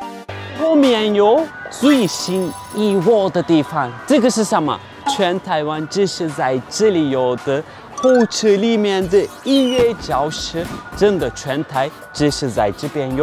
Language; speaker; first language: Chinese; non-native, fluent; Turkish